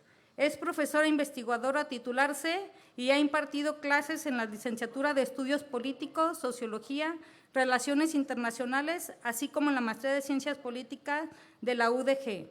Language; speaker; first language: Spanish; native; Spanish